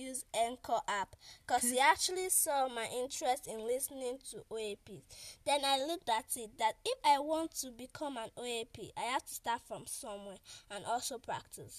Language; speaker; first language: English; non-native, local second language; Yoruba